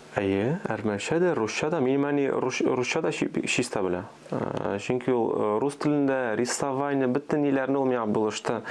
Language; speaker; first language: Tatar; early bilingual, other home language; Armenian